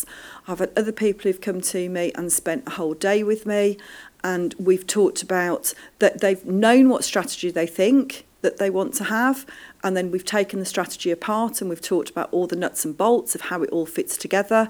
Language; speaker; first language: English; native; English